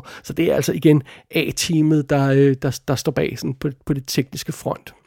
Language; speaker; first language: Danish; native; Danish